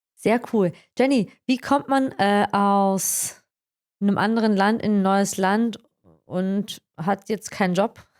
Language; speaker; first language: German; early bilingual, other home language; Croatian